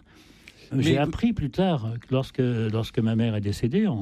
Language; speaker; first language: French; native; French